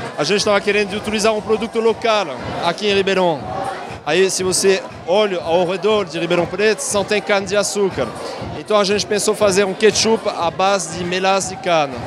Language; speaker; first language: Portuguese; non-native, fluent; French